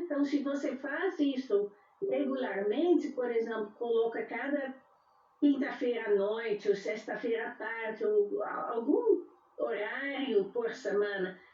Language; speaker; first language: Portuguese; non-native, fluent; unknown